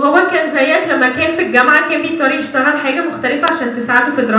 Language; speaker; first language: Arabic; native; Arabic